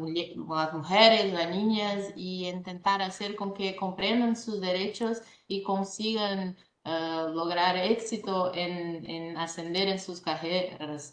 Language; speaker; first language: Spanish; non-native, fluent; Portuguese